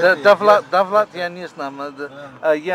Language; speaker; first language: Russian; non-native, learner; English